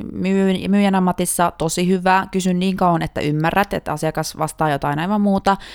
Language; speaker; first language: Finnish; native; Finnish